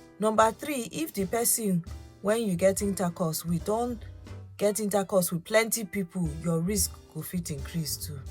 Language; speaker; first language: Nigerian Pidgin; non-native, local second language; Yoruba